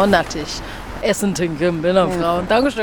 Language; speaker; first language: German; non-native, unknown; Chinese